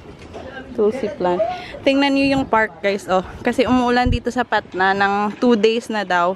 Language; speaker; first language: Filipino; non-native, local second language; Hiligaynon